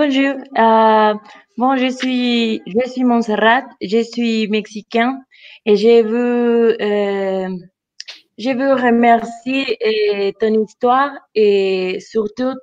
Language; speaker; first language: French; non-native, fluent; Spanish